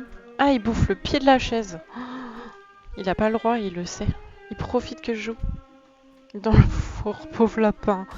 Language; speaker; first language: French; native; French